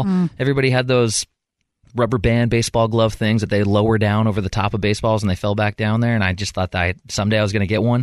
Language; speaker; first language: English; native; English